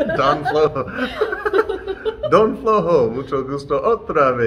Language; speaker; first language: Spanish; non-native, learner; English